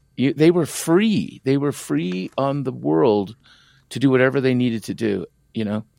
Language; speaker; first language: English; early bilingual, other home language; Spanish